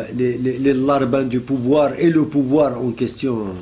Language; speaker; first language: French; non-native, local second language; Arabic